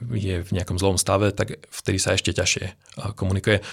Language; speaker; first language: Slovak; non-native, local second language; Hungarian